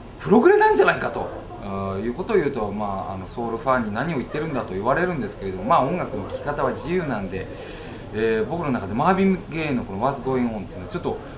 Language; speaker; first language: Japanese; native; Japanese